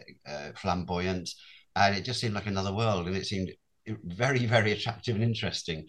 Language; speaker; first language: English; native; English